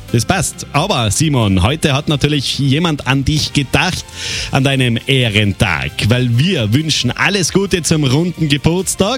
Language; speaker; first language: German; native; German